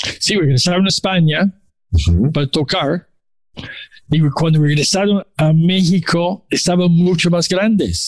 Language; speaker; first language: Spanish; non-native, learner; English